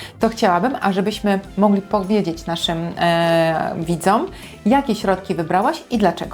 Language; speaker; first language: Polish; native; Polish